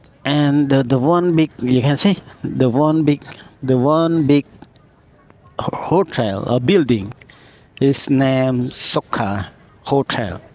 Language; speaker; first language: English; non-native, learner; Khmer